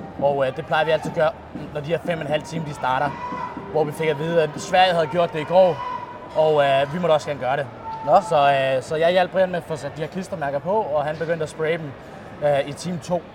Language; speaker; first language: Danish; native; Danish